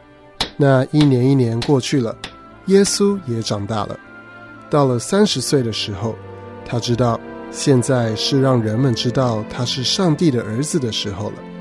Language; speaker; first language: Chinese; native; Chinese